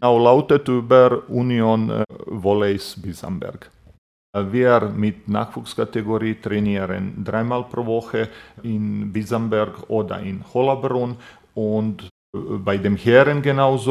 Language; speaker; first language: German; non-native, fluent; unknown